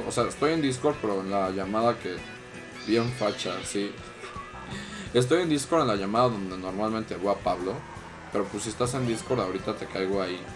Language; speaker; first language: Spanish; native; Spanish